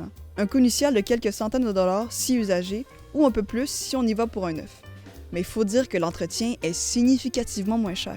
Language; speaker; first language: French; native; French